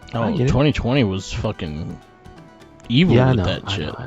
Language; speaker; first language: English; native; English